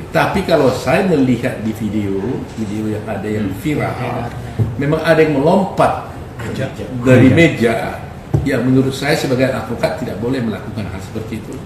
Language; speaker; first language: Indonesian; native; Indonesian